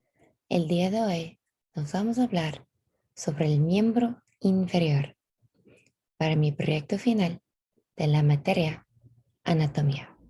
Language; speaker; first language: Spanish; non-native, fluent; English